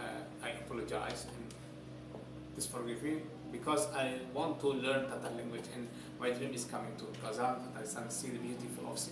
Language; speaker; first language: English; non-native, learner; Javanese